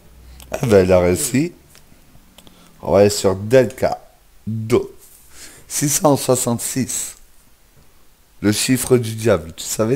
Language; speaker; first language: French; native; French